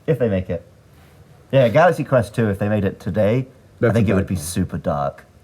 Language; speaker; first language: English; native; English